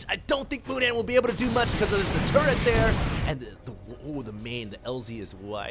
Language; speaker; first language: English; native; English